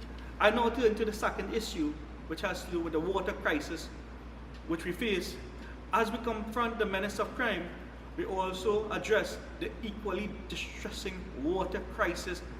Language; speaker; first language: English; native; English